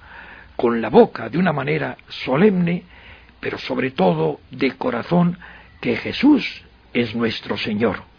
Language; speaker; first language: Spanish; native; Spanish